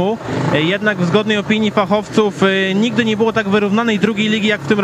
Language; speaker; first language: Polish; native; Polish